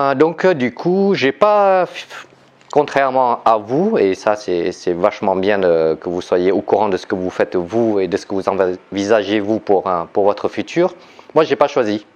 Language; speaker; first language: French; early bilingual, other home language; Vietnamese